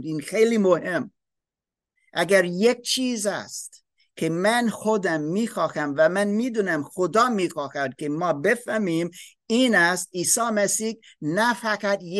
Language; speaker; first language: Persian; non-native, learner; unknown